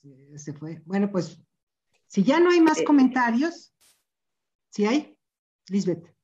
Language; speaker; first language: Spanish; native; Spanish